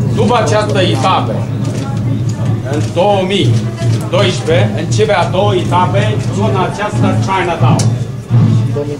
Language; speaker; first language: Romanian; non-native, learner; Chinese